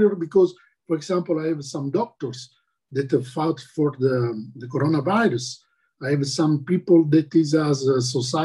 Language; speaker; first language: English; non-native, learner; Italian